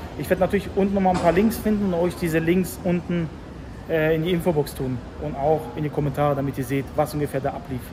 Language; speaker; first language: German; early bilingual, other home language; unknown